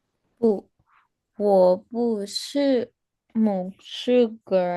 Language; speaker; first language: Chinese; non-native, learner; Spanish